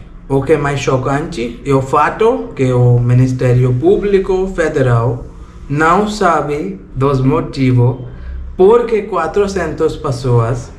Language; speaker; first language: Portuguese; non-native, learner; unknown